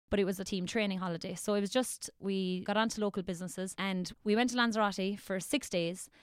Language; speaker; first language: English; native; English